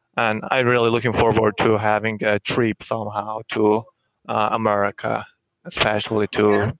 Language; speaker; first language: English; non-native, fluent; Persian